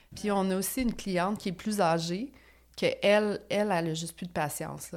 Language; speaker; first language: French; native; French